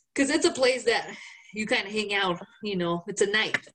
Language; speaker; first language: English; non-native, fluent; Spanish